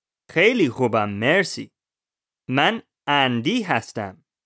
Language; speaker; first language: Persian; non-native, learner; English